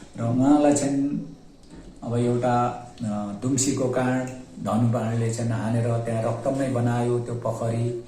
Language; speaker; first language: Nepali; non-native, local second language; Limbu